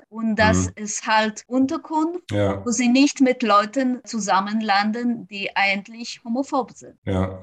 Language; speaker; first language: German; non-native, fluent; Ukrainian